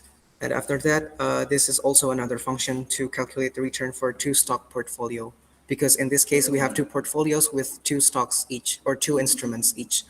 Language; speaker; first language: English; non-native, fluent; Indonesian